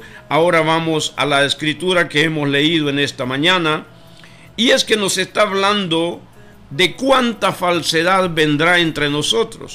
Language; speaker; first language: Spanish; native; Spanish